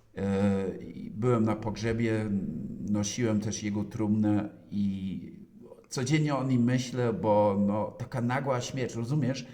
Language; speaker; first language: Polish; non-native, fluent; German